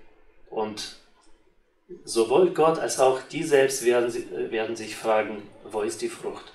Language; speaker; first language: German; non-native, fluent; Russian